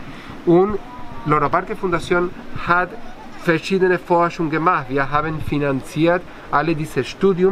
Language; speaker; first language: German; non-native, fluent; Spanish